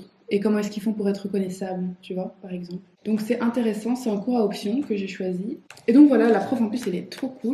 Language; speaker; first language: French; native; French